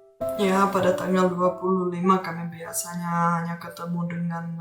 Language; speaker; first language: Indonesian; non-native, fluent; Czech